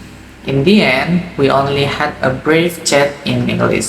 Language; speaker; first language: English; non-native, learner; Indonesian